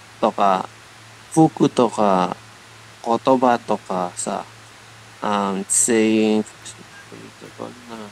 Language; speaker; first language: Japanese; non-native, learner; English